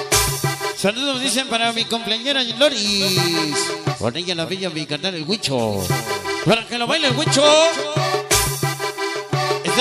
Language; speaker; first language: Spanish; native; Spanish